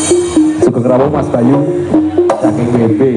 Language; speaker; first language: Indonesian; non-native, local second language; Javanese